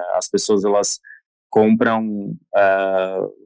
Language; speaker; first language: Portuguese; non-native, fluent; Slovak